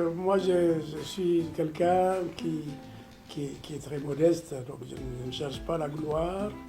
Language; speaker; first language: French; non-native, fluent; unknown